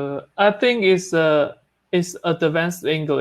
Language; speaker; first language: English; non-native, learner; Chinese